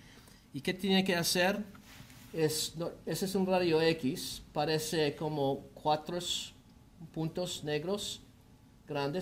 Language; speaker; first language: Spanish; non-native, learner; English